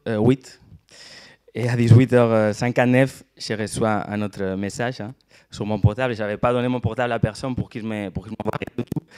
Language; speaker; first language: French; non-native, fluent; Catalan